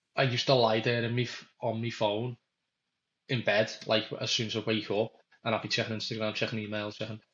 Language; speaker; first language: English; native; English